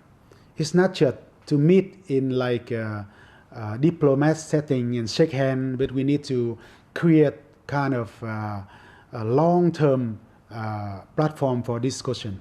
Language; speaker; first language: English; non-native, fluent; Vietnamese